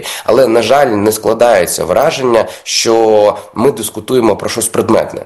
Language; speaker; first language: Ukrainian; native; Ukrainian